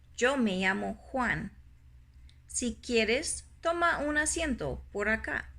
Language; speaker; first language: Spanish; non-native, fluent; English